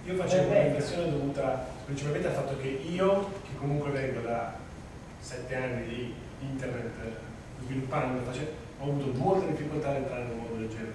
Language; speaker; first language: Italian; native; Italian